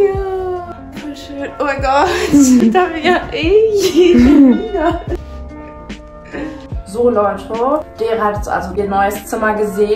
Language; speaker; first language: German; native; German